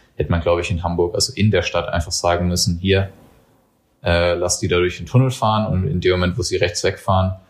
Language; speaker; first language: German; native; German